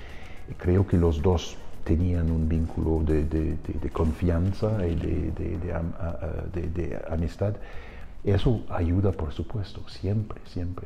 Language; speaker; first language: Spanish; non-native, fluent; German